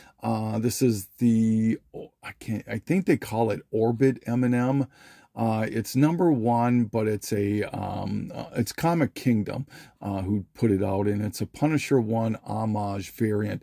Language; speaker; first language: English; native; English